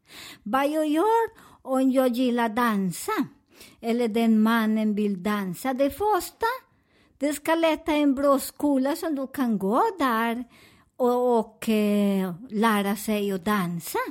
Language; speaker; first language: Swedish; non-native, learner; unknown